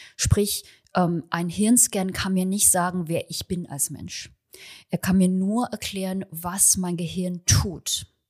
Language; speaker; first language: German; early bilingual, other home language; Chinese